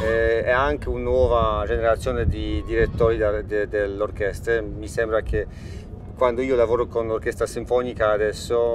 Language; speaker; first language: Italian; non-native, fluent; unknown